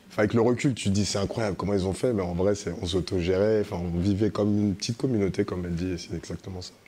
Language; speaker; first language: French; early bilingual, other home language; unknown